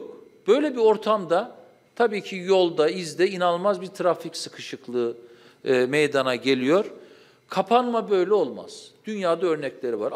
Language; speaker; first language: Turkish; native; Turkish